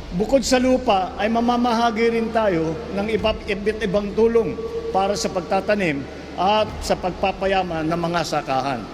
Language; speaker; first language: Filipino; native; Filipino